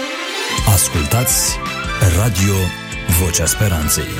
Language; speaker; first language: Romanian; native; Romanian